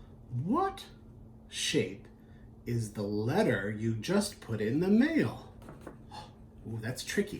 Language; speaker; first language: English; native; English